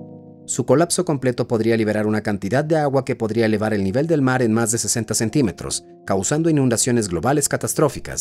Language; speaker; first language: Spanish; native; Spanish